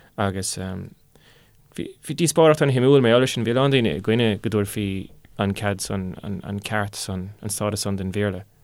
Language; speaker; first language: Irish; non-native, local second language; English